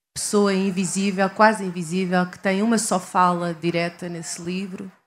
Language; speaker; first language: Portuguese; native; Portuguese